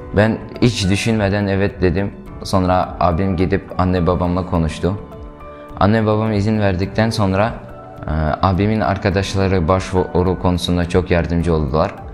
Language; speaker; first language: Turkish; non-native, fluent; Uyghur